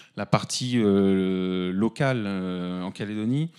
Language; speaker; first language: French; native; French